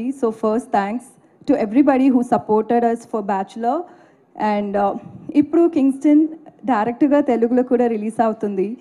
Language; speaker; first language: Telugu; non-native, learner; Tamil